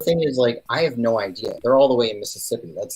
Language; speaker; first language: English; native; English